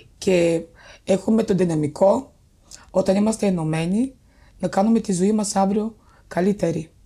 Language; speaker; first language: Greek; non-native, fluent; Bulgarian